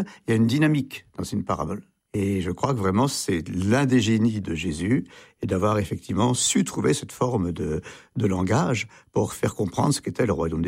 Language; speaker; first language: French; native; French